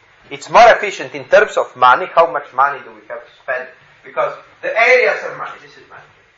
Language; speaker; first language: English; non-native, fluent; Slovenian